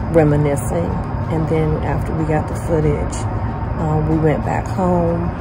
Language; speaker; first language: English; native; English